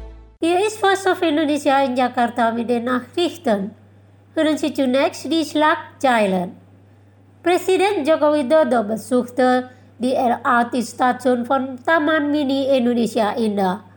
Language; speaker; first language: German; non-native, fluent; Indonesian